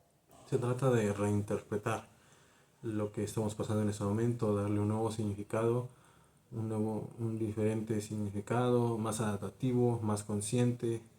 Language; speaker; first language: Spanish; native; Spanish